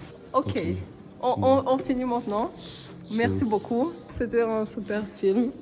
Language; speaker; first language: French; non-native, learner; Portuguese